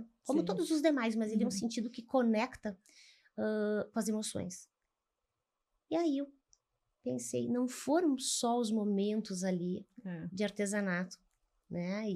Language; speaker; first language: Portuguese; native; Portuguese